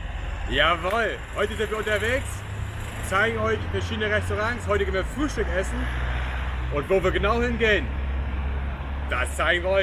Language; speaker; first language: German; native; German